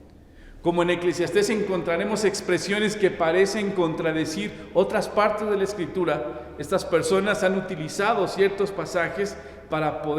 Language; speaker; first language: Spanish; native; Spanish